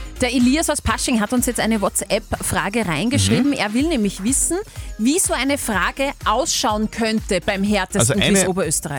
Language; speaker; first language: German; native; German